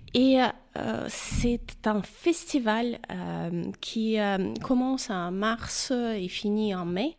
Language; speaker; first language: French; non-native, fluent; Ukrainian